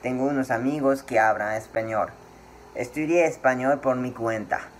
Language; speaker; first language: Spanish; non-native, learner; Japanese